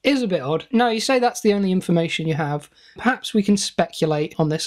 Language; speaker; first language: English; native; English